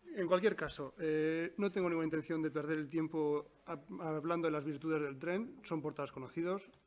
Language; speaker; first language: Spanish; native; Spanish